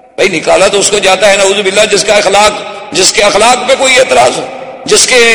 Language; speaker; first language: Urdu; native; Urdu